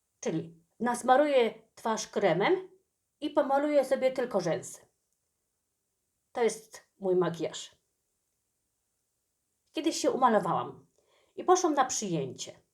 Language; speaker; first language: Polish; native; Polish